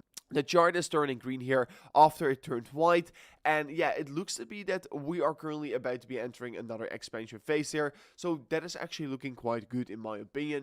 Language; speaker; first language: English; non-native, fluent; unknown